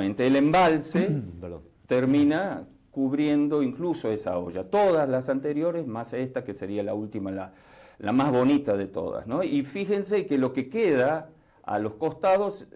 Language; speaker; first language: Spanish; native; Spanish